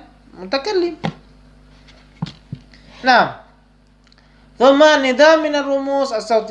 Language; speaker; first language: Arabic; non-native, fluent; Indonesian